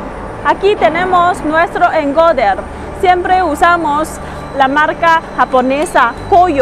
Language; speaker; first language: Spanish; non-native, learner; Chinese